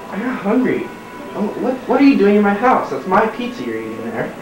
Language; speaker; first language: English; native; English